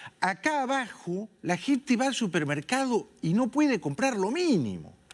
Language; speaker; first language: Spanish; native; Spanish